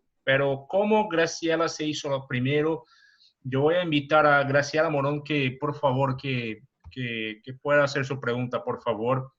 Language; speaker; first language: Spanish; non-native, learner; Portuguese